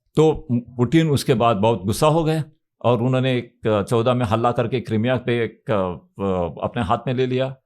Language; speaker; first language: Hindi; non-native, local second language; Marathi